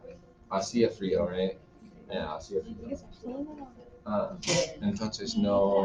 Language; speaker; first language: Spanish; non-native, fluent; English